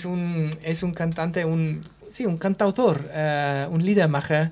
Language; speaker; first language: Spanish; non-native, fluent; German